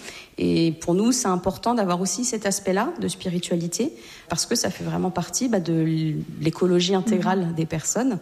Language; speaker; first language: French; native; French